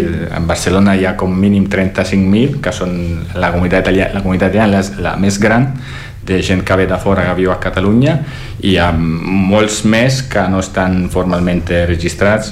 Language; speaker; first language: Catalan; non-native, fluent; Italian